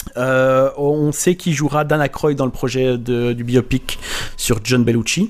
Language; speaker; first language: French; native; French